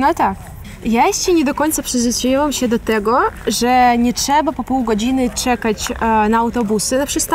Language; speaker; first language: Polish; non-native, fluent; Ukrainian